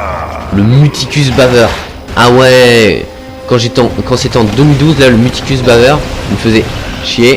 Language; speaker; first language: French; native; French